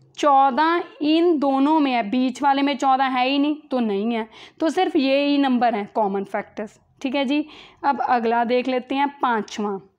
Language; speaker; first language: Hindi; native; Hindi